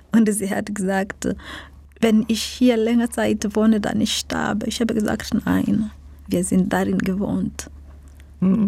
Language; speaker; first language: German; non-native, learner; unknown